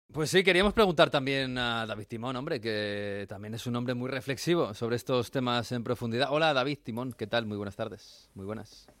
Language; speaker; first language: Spanish; native; Spanish